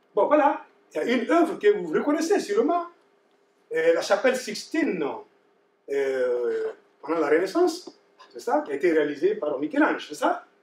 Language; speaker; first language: French; non-native, local second language; Bambara